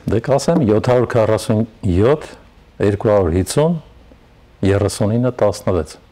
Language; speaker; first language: Armenian; native; Armenian